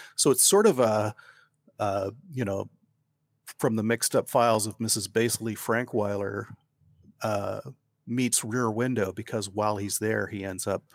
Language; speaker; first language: English; native; English